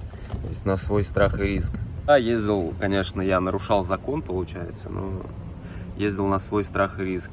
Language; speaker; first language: Russian; native; Russian